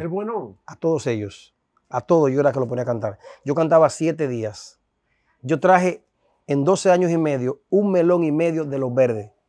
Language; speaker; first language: Spanish; native; Spanish